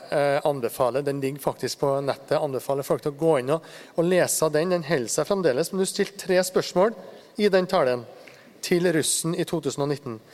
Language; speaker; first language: Norwegian; native; Norwegian